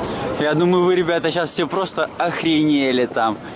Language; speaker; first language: Russian; native; Russian